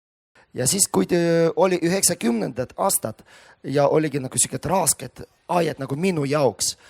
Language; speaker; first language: Estonian; non-native, fluent; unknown